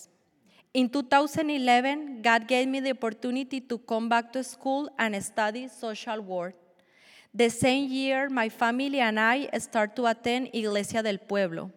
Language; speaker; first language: English; non-native, fluent; Spanish